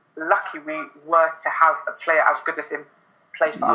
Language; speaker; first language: English; native; English